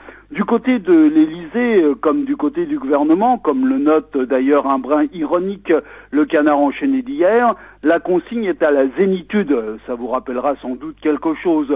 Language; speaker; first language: French; native; French